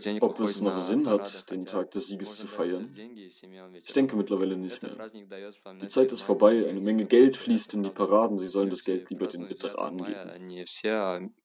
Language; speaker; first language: German; native; German